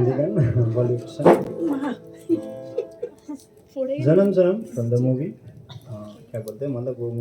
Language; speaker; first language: Hindi; non-native, local second language; Nepali